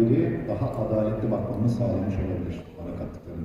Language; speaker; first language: Turkish; native; Turkish